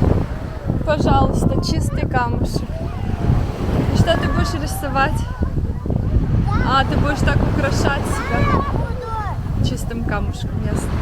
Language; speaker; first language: Russian; native; Russian